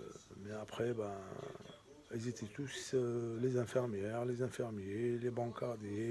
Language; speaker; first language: French; native; French